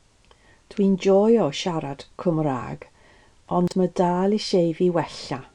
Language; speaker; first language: Welsh; non-native, learner; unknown